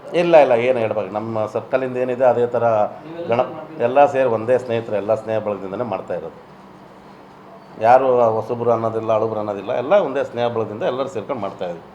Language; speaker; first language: Kannada; native; Kannada